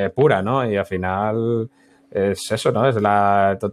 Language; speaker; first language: Spanish; native; Spanish